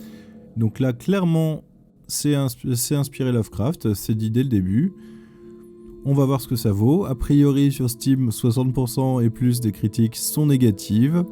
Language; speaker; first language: French; native; French